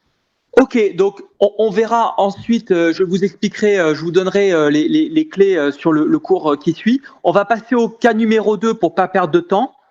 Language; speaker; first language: French; native; French